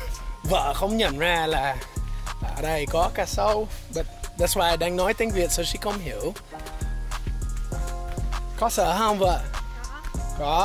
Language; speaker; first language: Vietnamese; non-native, learner; English